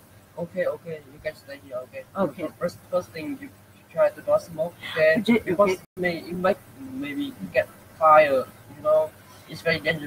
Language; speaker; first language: English; non-native, learner; Vietnamese